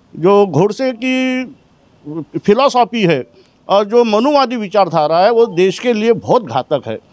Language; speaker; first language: Hindi; non-native, local second language; Marathi